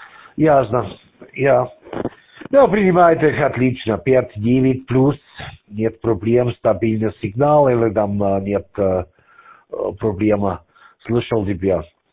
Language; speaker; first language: Russian; non-native, learner; German